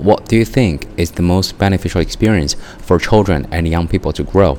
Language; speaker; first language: English; non-native, fluent; Chinese